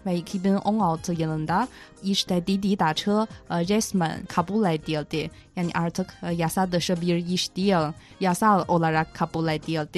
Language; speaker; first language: Turkish; non-native, fluent; Chinese